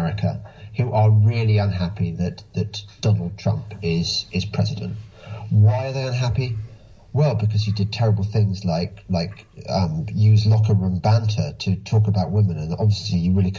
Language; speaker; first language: English; native; English